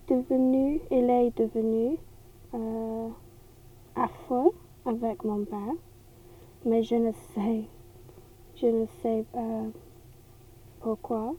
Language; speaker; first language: French; non-native, learner; English